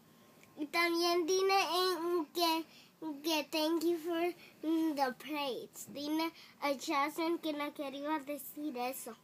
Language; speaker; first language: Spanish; early bilingual, heritage; Spanish